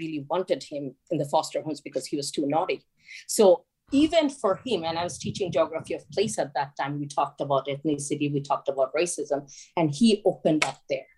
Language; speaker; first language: English; non-native, local second language; Bangla